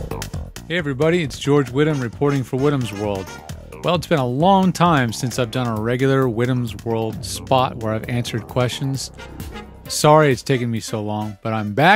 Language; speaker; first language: English; native; English